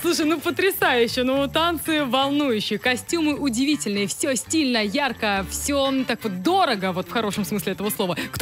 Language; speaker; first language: Russian; native; Russian